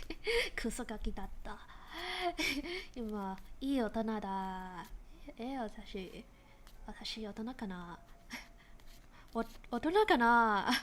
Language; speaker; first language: Japanese; non-native, learner; English